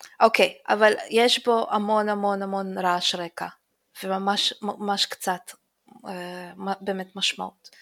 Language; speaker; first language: Hebrew; early bilingual, other home language; Russian